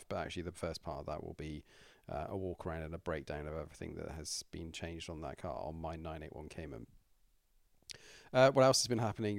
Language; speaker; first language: English; native; English